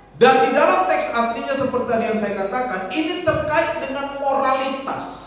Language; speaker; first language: Indonesian; non-native, local second language; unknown